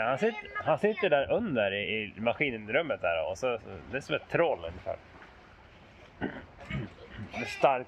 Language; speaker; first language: Swedish; native; Swedish